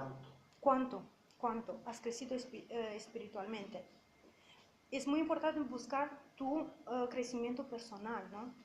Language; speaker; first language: Spanish; non-native, fluent; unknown